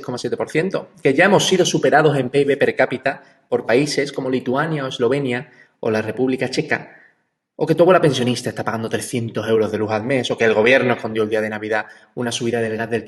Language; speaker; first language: Spanish; native; Spanish